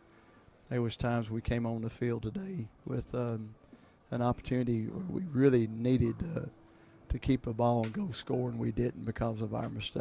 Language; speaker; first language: English; native; English